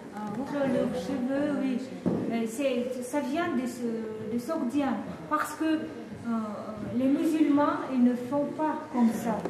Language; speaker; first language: French; non-native, fluent; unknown